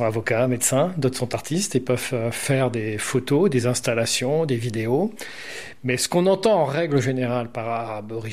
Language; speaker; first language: French; native; French